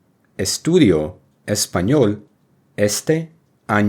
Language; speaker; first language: Spanish; non-native, fluent; English